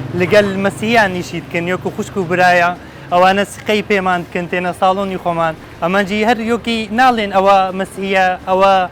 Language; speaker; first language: Central Kurdish; non-native, local second language; Kurdish